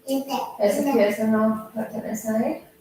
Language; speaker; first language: Spanish; non-native, learner; English